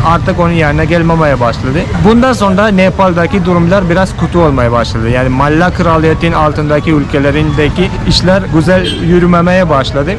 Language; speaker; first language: Turkish; non-native, fluent; Hindi